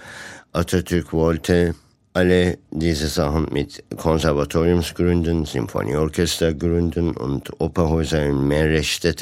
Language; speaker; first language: German; non-native, fluent; Turkish